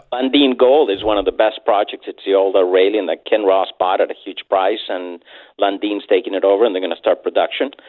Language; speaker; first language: English; non-native, fluent; Spanish